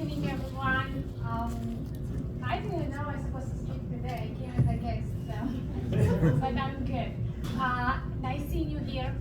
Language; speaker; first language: English; non-native, local second language; Hebrew